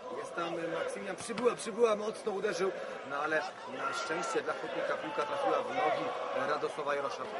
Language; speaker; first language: Polish; native; Polish